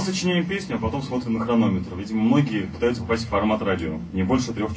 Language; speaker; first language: Russian; native; Russian